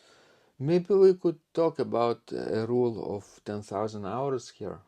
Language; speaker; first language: English; non-native, fluent; Lithuanian